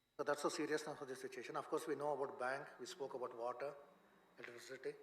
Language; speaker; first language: English; non-native, local second language; Kannada